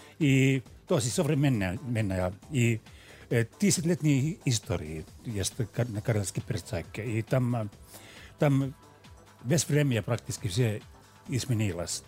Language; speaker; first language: Russian; non-native, learner; Finnish